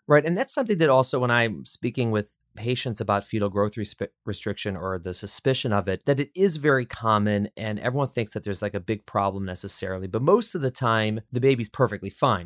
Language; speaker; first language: English; native; English